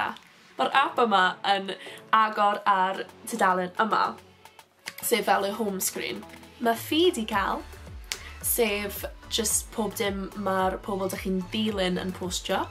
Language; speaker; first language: Welsh; non-native, local second language; English